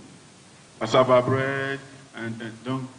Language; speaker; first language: English; non-native, learner; French